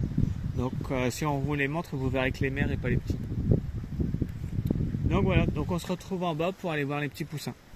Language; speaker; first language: French; native; French